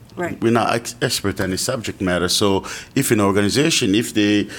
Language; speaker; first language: English; non-native, fluent; French